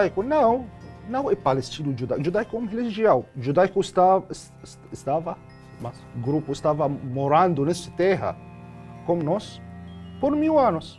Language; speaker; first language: Portuguese; non-native, learner; Arabic